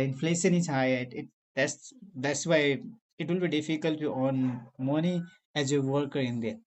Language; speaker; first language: English; non-native, learner; Nepali